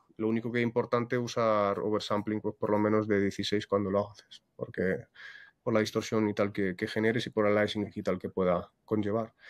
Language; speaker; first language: Spanish; non-native, fluent; Russian